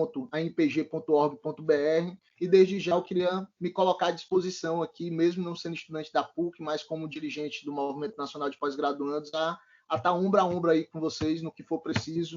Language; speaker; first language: Portuguese; native; Portuguese